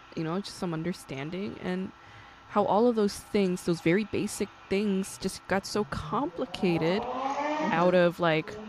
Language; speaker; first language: English; non-native, fluent; Korean